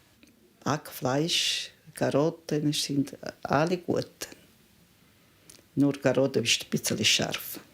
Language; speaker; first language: German; non-native, learner; Italian